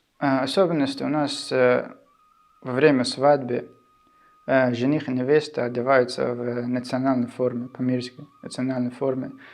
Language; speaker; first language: Russian; non-native, local second language; Shughni